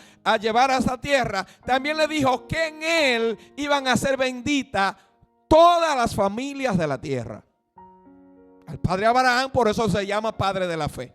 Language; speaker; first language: Spanish; native; Spanish